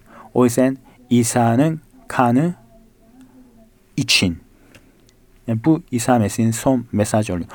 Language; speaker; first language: Turkish; non-native, fluent; Korean